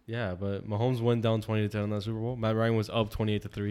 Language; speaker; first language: English; native; English